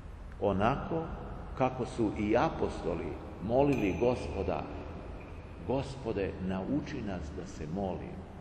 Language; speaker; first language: Serbian; native; Serbian